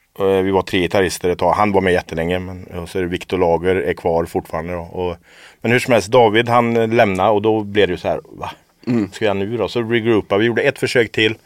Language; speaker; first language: Swedish; native; Swedish